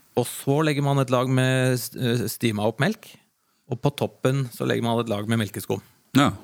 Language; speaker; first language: Norwegian; native; Norwegian